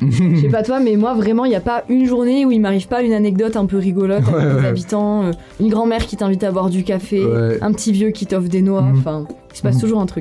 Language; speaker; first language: French; native; French